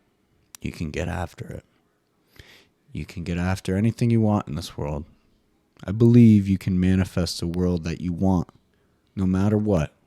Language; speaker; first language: English; native; English